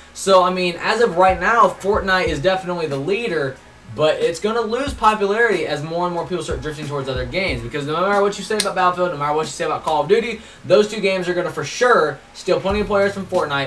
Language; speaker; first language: English; native; English